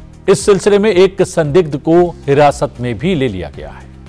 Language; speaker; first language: Hindi; native; Hindi